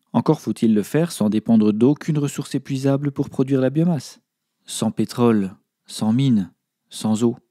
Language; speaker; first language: French; native; French